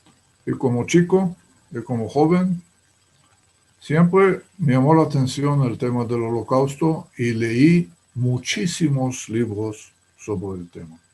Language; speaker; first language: Spanish; non-native, fluent; Hebrew